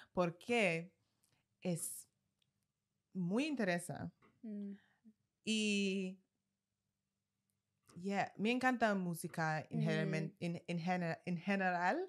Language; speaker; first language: Spanish; non-native, learner; English